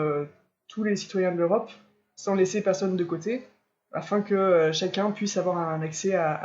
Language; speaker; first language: French; native; French